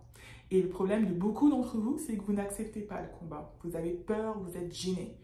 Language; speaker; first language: French; native; French